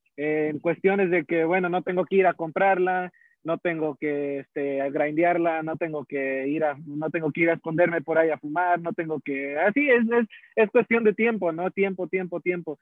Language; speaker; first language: Spanish; early bilingual, heritage; Spanish